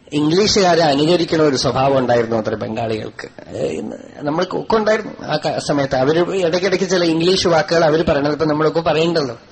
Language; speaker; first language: Malayalam; non-native, local second language; Tamil